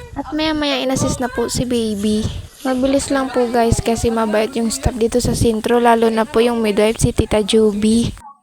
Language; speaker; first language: Filipino; non-native, local second language; Cebuano